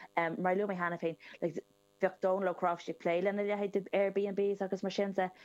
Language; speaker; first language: Irish; non-native, local second language; English